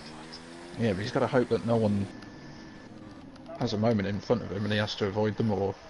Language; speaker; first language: English; native; English